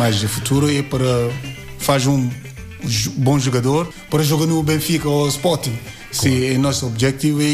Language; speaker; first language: Portuguese; non-native, learner; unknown